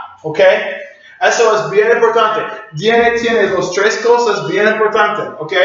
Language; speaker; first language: Spanish; non-native, learner; English